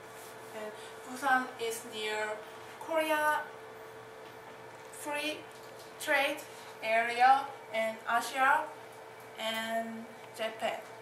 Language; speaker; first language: English; non-native, learner; Korean